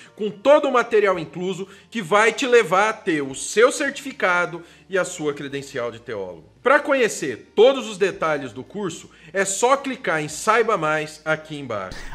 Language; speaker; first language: Portuguese; native; Portuguese